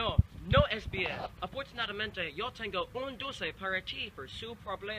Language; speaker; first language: Spanish; non-native, learner; English